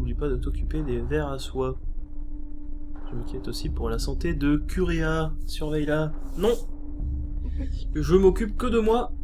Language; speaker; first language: French; native; French